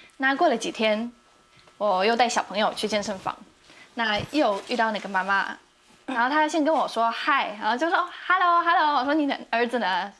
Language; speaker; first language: Chinese; non-native, fluent; Polish